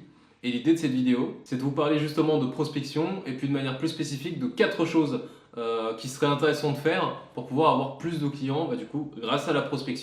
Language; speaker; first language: French; native; French